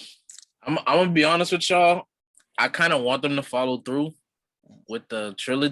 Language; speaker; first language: English; native; English